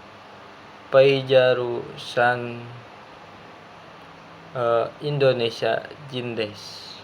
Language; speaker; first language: Japanese; non-native, learner; Indonesian